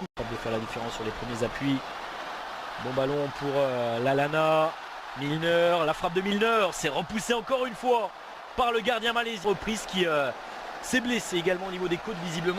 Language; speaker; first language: French; native; French